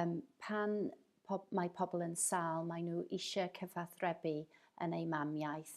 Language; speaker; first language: Welsh; non-native, fluent; English